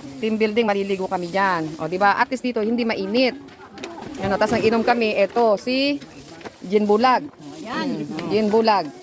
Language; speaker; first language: Filipino; native; Filipino